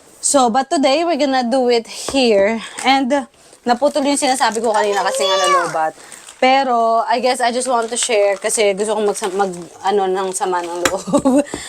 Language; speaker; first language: Filipino; native; Filipino